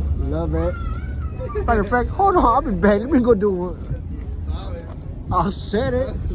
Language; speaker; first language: English; early bilingual, other home language; Spanish